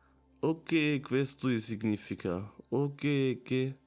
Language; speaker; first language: Portuguese; non-native, learner; German